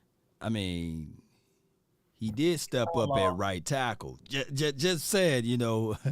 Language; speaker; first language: English; native; English